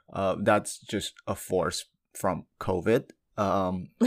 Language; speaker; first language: English; non-native, fluent; Chinese